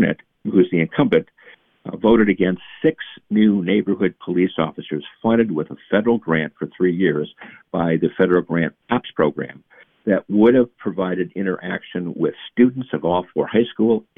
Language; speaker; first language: English; native; English